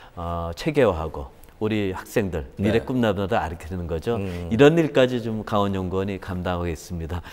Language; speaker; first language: Korean; native; Korean